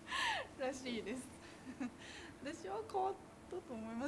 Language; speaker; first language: Japanese; native; Japanese